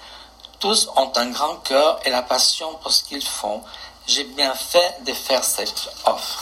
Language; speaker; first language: French; non-native, fluent; Portuguese